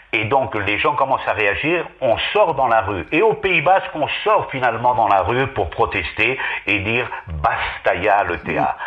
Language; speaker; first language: French; native; French